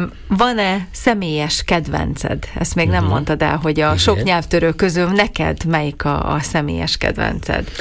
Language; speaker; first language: Hungarian; native; Hungarian